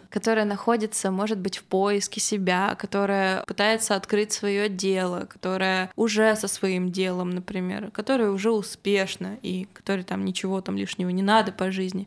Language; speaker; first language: Russian; native; Russian